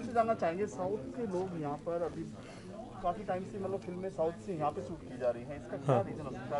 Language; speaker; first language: Hindi; native; Hindi